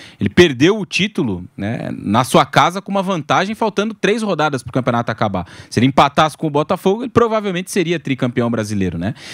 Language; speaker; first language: Portuguese; native; Portuguese